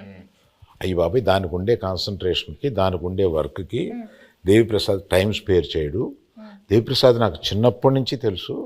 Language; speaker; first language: Telugu; native; Telugu